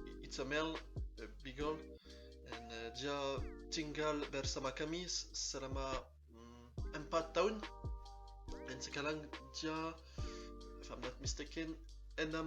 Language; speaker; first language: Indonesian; non-native, learner; French